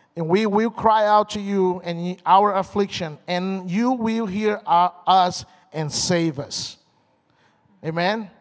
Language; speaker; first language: English; non-native, fluent; Portuguese